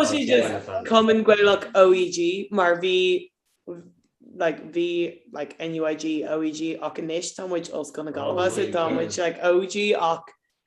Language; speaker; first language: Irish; non-native, local second language; English